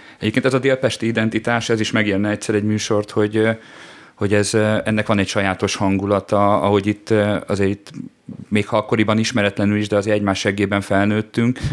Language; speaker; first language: Hungarian; native; Hungarian